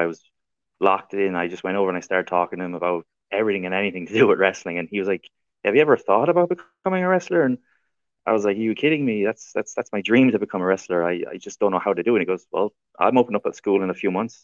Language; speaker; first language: English; native; English